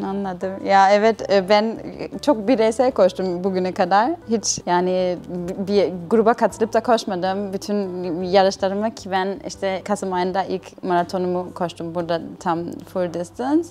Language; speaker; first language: Turkish; non-native, fluent; German